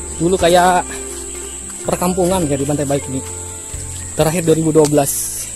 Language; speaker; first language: Indonesian; non-native, local second language; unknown